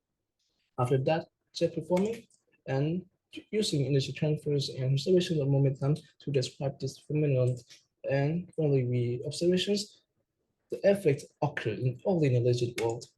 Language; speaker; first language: English; non-native, learner; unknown